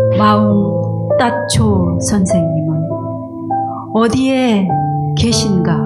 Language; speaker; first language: Korean; native; Korean